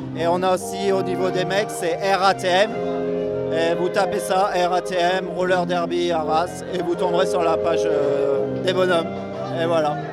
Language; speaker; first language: French; native; French